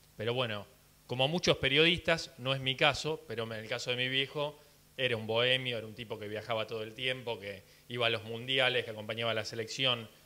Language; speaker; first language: Spanish; early bilingual, heritage; Spanish